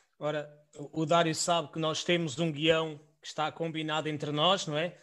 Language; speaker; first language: Portuguese; native; Portuguese